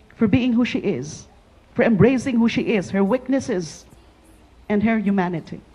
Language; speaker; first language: English; non-native, local second language; Filipino